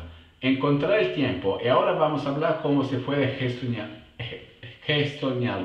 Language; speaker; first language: Spanish; non-native, fluent; Italian